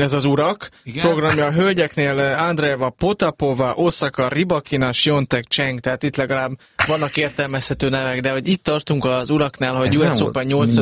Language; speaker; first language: Hungarian; native; Hungarian